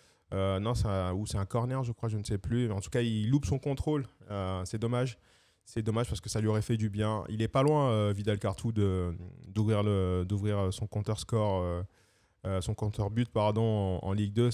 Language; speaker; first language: French; native; French